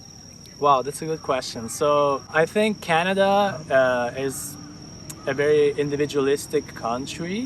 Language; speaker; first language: English; non-native, fluent; Italian